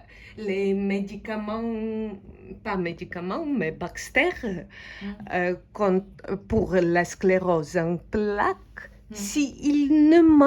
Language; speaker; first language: French; non-native, fluent; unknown